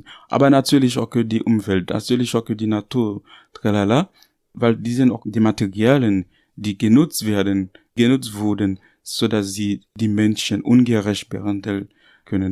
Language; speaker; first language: German; non-native, learner; Haitian Creole